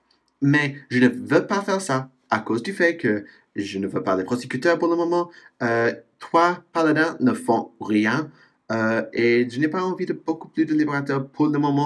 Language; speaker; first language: French; non-native, fluent; English